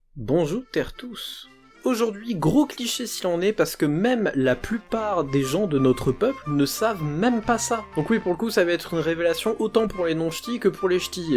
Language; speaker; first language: French; native; French